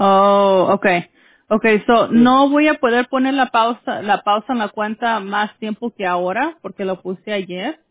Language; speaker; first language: Spanish; early bilingual, heritage; English